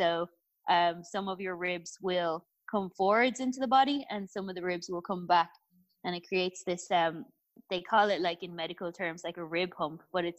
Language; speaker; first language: English; native; English